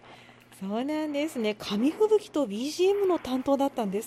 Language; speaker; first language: Japanese; native; Japanese